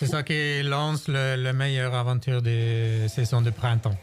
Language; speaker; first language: French; non-native, fluent; Norwegian